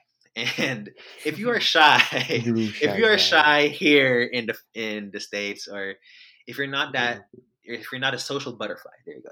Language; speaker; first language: English; non-native, local second language; Filipino